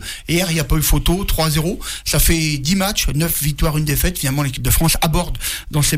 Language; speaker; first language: French; native; French